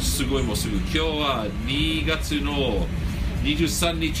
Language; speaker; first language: Japanese; non-native, learner; English